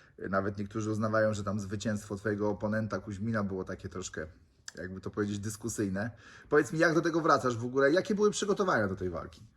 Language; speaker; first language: Polish; native; Polish